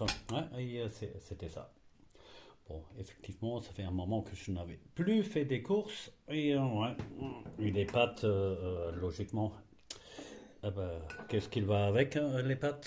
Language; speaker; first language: French; non-native, fluent; German